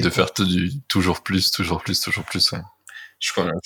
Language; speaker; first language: French; native; French